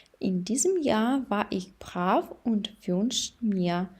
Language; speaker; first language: German; non-native, fluent; Ukrainian